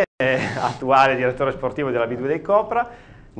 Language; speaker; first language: Italian; native; Italian